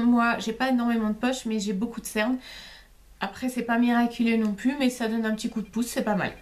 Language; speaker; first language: French; native; French